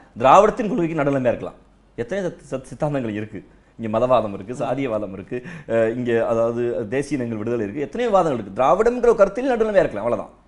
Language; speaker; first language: Tamil; native; Tamil